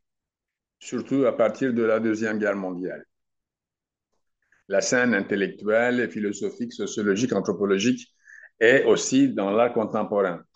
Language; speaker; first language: French; non-native, fluent; Turkish